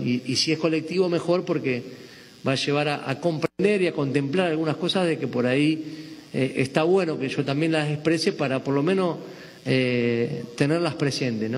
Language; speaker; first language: Spanish; native; Spanish